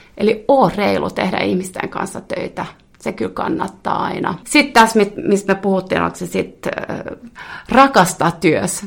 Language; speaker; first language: Finnish; non-native, local second language; Swedish